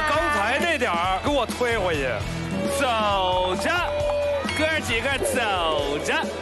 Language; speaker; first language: Chinese; native; Chinese